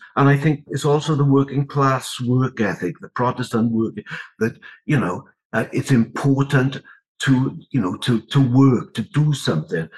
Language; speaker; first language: English; native; English